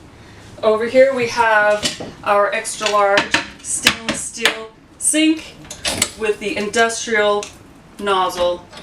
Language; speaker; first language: English; native; English